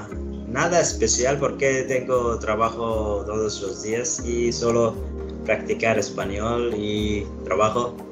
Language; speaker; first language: Spanish; non-native, learner; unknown